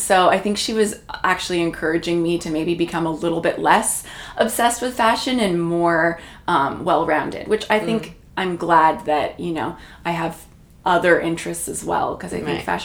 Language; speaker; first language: English; native; English